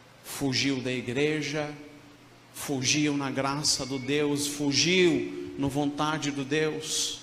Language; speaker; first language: Portuguese; non-native, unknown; Arabic